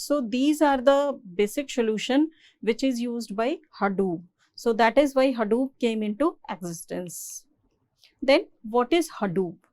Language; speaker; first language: English; non-native, local second language; Hindi